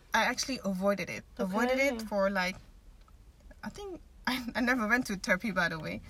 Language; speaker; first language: English; non-native, fluent; Dutch